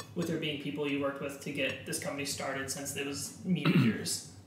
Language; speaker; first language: English; native; English